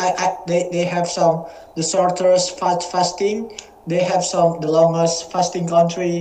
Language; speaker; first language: English; non-native, learner; Indonesian